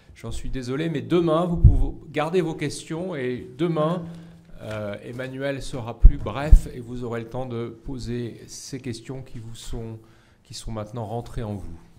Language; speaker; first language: French; native; French